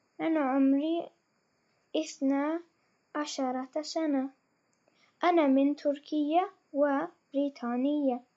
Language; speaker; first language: Arabic; non-native, learner; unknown